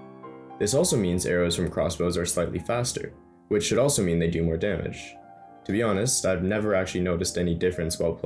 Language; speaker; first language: English; native; English